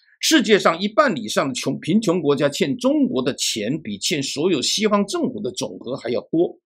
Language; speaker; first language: Chinese; native; Chinese